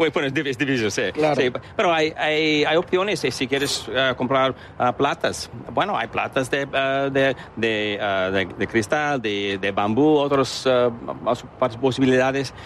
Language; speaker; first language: Spanish; non-native, learner; English